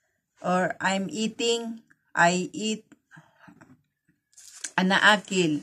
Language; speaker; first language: English; non-native, fluent; Filipino